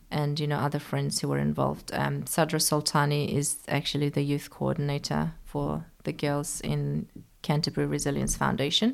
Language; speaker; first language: English; early bilingual, other home language; Persian